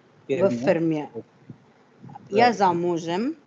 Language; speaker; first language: Russian; non-native, learner; Hindi